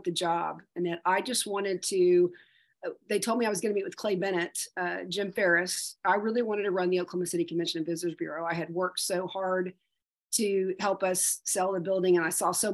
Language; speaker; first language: English; native; English